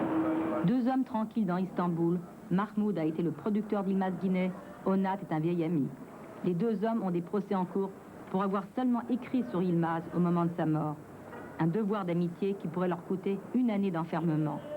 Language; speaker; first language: French; native; French